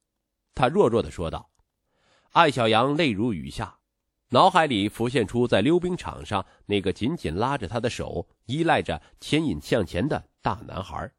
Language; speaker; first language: Chinese; native; Chinese